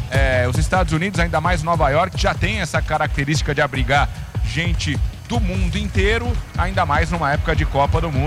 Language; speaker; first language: Portuguese; native; Portuguese